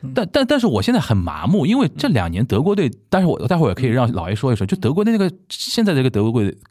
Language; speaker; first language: Chinese; native; Chinese